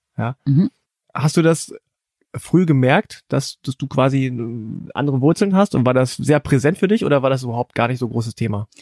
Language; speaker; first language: German; native; German